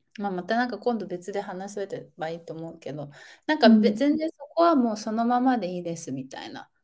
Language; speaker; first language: Japanese; native; Japanese